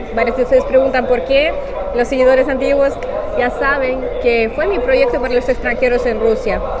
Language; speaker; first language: Spanish; non-native, fluent; Russian